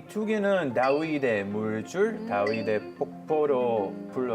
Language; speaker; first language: Korean; non-native, fluent; Hebrew